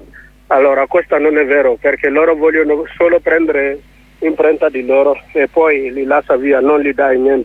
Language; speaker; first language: Italian; non-native, learner; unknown